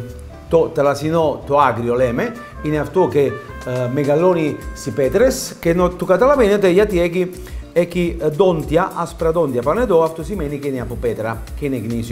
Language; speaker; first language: Greek; non-native, fluent; Italian